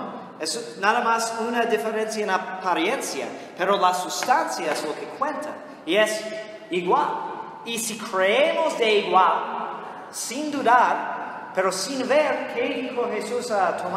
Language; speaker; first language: Spanish; non-native, fluent; English